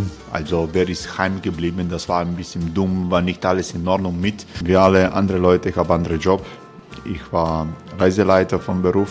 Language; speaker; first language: German; non-native, learner; Croatian